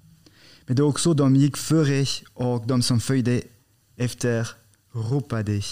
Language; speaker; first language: Swedish; non-native, fluent; French